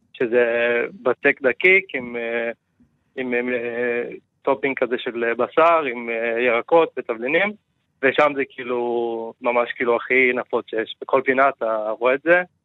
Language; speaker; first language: Hebrew; non-native, fluent; Turkish